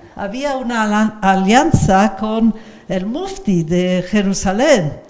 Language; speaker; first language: Spanish; non-native, fluent; English